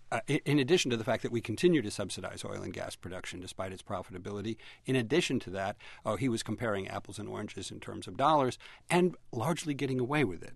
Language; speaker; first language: English; native; English